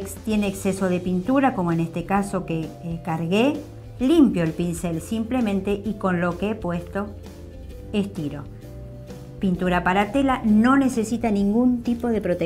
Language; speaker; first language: Spanish; native; Spanish